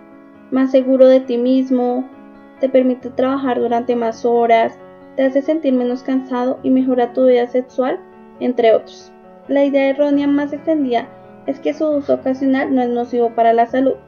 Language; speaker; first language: Spanish; native; Spanish